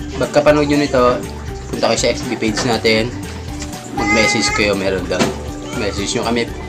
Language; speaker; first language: Filipino; non-native, local second language; Iloko